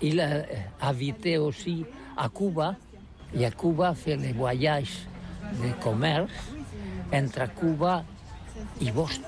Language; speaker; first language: French; non-native, learner; Catalan